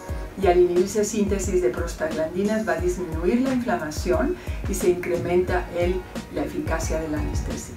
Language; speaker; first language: Spanish; native; Spanish